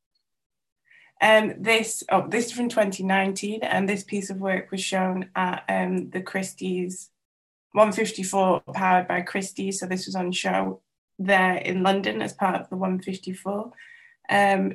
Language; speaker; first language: English; non-native, local second language; Welsh